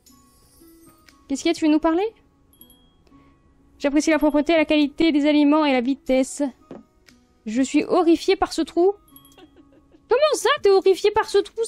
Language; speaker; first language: French; native; French